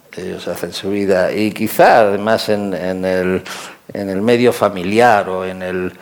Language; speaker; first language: Spanish; native; Spanish